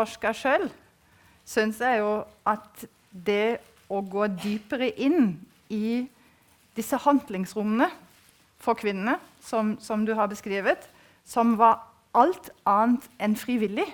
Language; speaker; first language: Norwegian; non-native, fluent; German